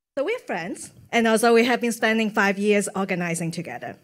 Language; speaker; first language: English; non-native, local second language; Cantonese